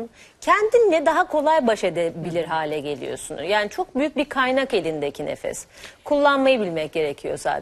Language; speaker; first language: Turkish; native; Turkish